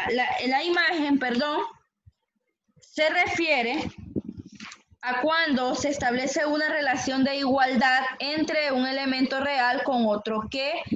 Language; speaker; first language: Spanish; native; Spanish